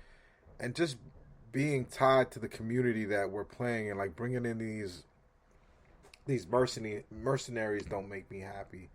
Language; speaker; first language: English; native; English